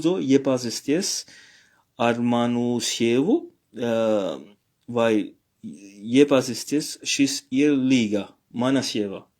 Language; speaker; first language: Latvian; non-native, learner; Morisyen